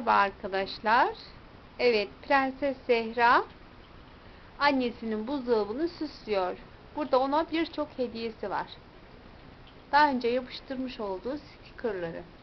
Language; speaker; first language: Turkish; native; Turkish